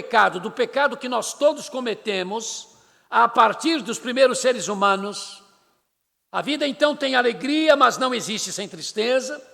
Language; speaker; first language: Portuguese; native; Portuguese